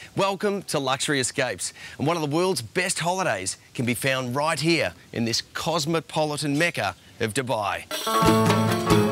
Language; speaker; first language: English; native; English